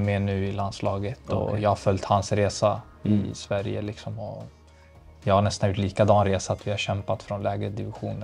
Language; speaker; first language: Swedish; early bilingual, other home language; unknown